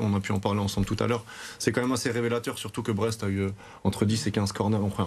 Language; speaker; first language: French; native; French